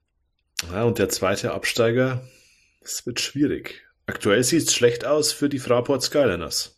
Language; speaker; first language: German; native; German